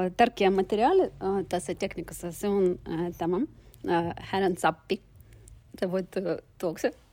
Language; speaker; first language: Finnish; non-native, learner; Russian